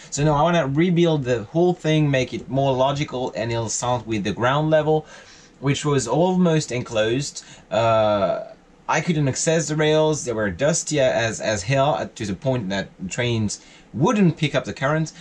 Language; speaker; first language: English; non-native, fluent; French